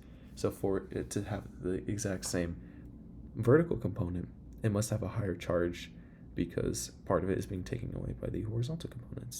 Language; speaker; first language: English; native; English